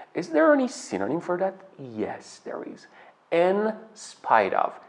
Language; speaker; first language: English; non-native, fluent; Persian